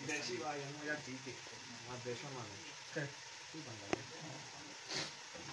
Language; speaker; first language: Hindi; non-native, learner; Bangla